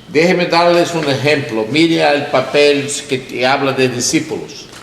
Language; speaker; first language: Spanish; non-native, learner; English